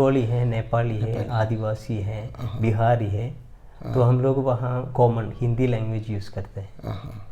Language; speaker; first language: Hindi; non-native, local second language; Malayalam